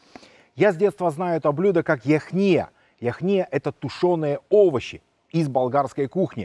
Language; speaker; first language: Russian; native; Russian